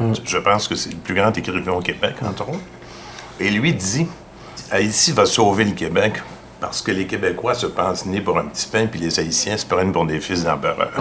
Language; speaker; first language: French; native; French